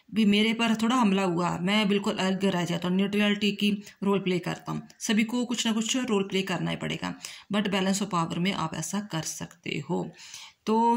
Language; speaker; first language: Hindi; non-native, local second language; Punjabi